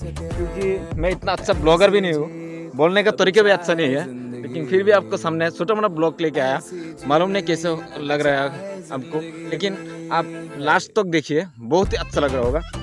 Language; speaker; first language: Hindi; non-native, local second language; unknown